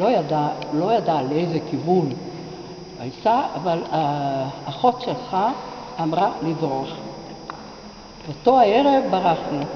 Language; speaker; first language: Hebrew; non-native, fluent; Italian